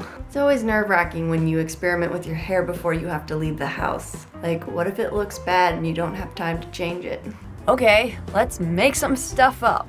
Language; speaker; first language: English; native; English